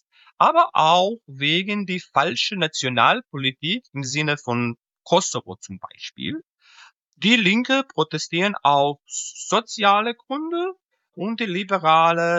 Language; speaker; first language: German; non-native, fluent; Serbian